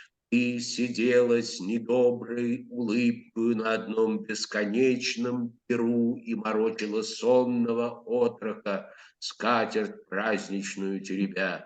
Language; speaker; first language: Russian; native; Russian